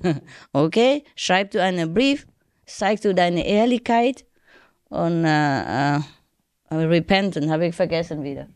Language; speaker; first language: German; non-native, learner; Vietnamese